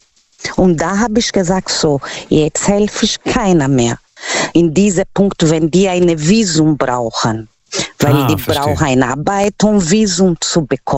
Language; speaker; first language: German; non-native, learner; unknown